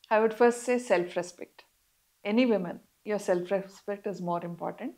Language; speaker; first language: English; non-native, local second language; Telugu